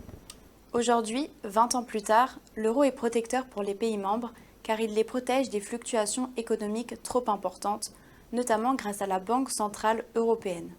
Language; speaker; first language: French; native; French